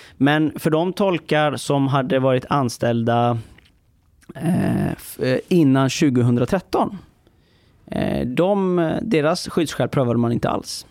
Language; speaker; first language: Swedish; early bilingual, other home language; Persian